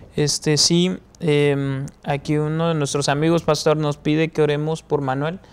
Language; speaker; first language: Spanish; native; Spanish